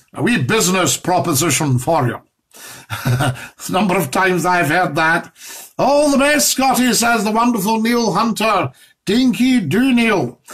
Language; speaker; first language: English; native; English